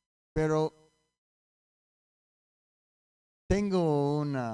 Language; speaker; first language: Spanish; non-native, fluent; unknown